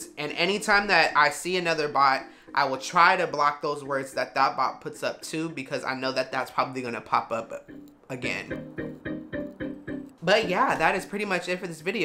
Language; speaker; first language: English; native; English